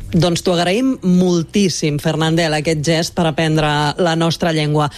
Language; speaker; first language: Catalan; native; Catalan